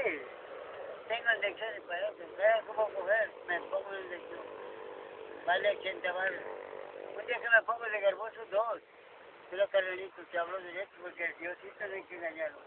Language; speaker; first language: Spanish; native; Spanish